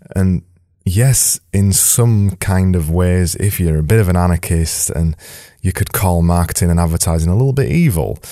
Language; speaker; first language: English; native; English